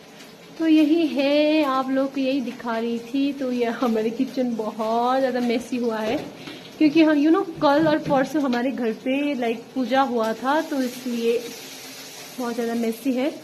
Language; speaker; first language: Hindi; non-native, local second language; Nepali